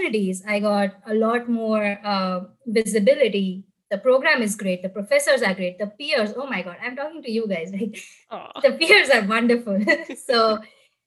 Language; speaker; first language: English; non-native, local second language; Gujarati